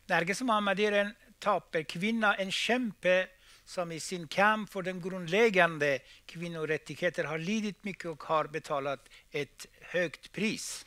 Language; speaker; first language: Swedish; non-native, fluent; Persian